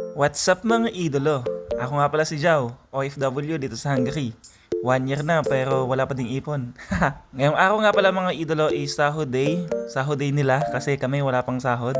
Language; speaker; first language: Filipino; native; Filipino